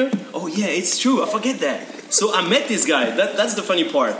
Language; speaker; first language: English; non-native, learner; French